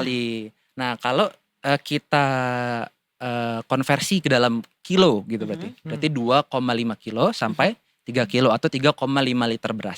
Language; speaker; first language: Indonesian; native; Indonesian